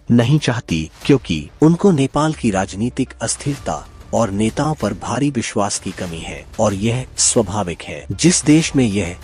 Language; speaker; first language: Hindi; non-native, local second language; Nepali